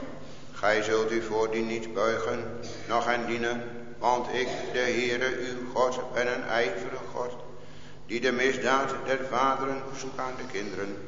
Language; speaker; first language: Dutch; native; Dutch